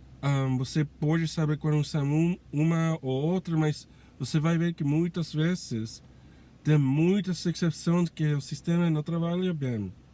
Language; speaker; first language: Portuguese; non-native, learner; English